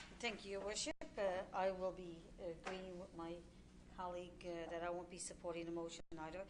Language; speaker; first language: English; native; English